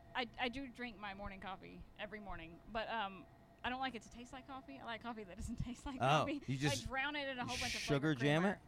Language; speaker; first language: English; native; English